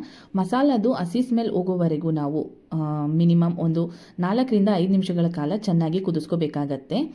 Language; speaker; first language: Kannada; native; Kannada